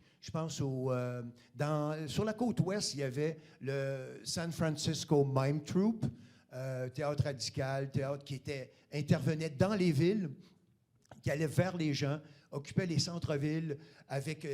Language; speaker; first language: French; native; French